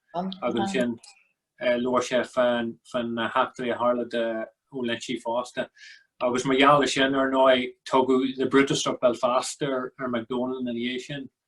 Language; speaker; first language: Irish; non-native, local second language; English